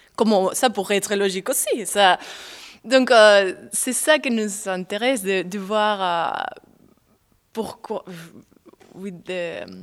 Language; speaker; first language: French; non-native, fluent; Spanish